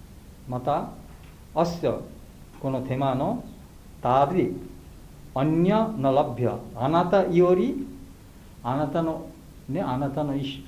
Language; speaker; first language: Japanese; non-native, learner; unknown